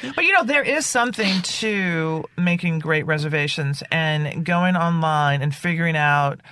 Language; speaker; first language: English; native; English